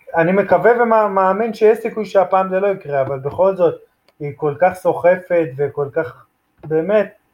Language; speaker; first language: Hebrew; native; Hebrew